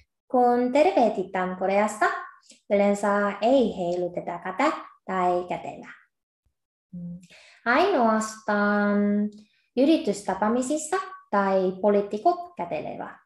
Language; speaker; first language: Finnish; non-native, fluent; Korean